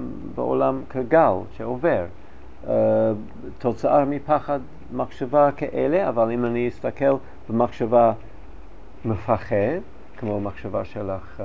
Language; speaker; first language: Hebrew; non-native, fluent; English